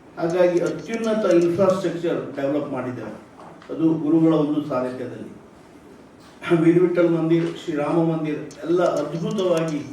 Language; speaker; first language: Kannada; non-native, local second language; Konkani